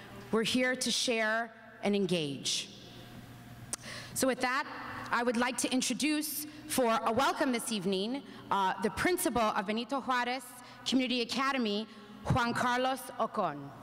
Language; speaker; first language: English; native; English